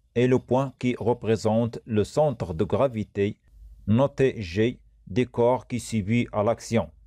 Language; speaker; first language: French; non-native, local second language; Arabic